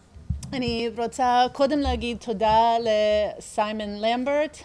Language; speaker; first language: Hebrew; early bilingual, heritage; English